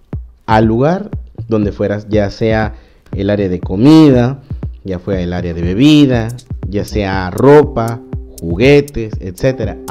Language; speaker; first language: Spanish; native; Spanish